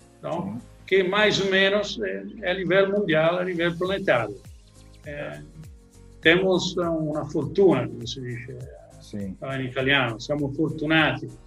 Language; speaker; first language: Portuguese; non-native, learner; Italian